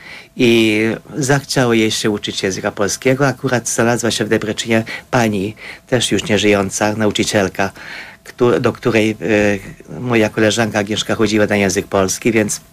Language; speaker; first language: Polish; non-native, fluent; Hungarian